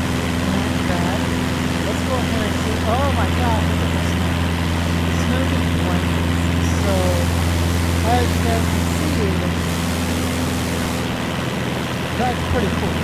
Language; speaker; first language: English; native; English